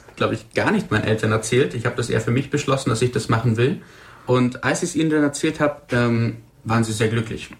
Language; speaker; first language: German; native; German